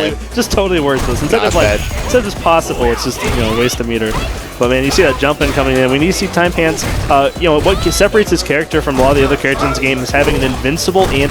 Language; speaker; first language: English; native; English